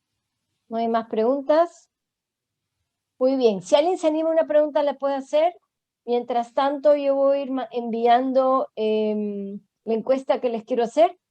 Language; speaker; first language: Spanish; native; Spanish